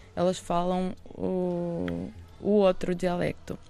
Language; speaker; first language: Portuguese; non-native, fluent; Russian